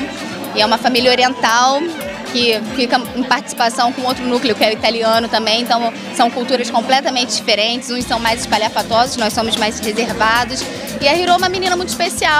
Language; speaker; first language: Portuguese; native; Portuguese